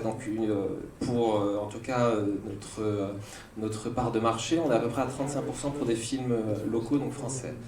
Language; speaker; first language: French; native; French